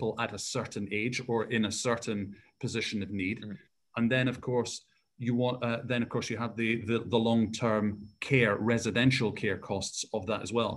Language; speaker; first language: English; native; English